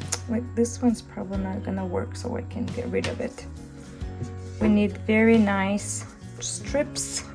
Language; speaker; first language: English; non-native, fluent; Russian